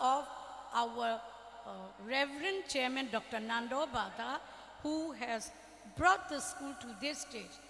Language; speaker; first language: English; non-native, fluent; Burmese